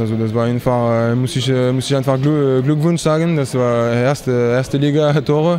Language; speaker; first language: German; non-native, learner; French